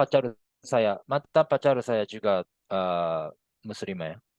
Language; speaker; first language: Indonesian; non-native, fluent; Japanese